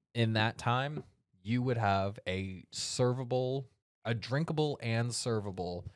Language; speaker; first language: English; native; English